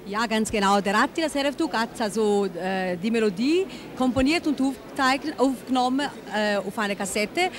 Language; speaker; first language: German; non-native, local second language; Italian